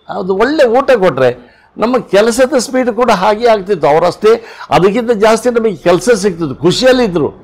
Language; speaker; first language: Kannada; non-native, local second language; Tulu